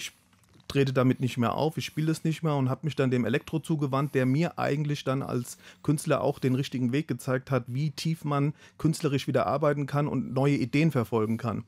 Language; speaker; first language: German; native; German